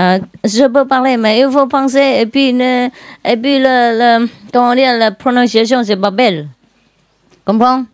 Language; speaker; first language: French; non-native, learner; Vietnamese